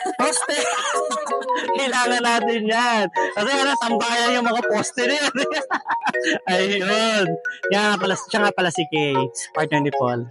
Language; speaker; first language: Filipino; native; Filipino